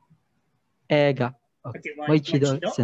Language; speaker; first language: Japanese; non-native, learner; Filipino